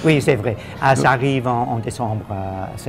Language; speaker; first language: French; non-native, fluent; English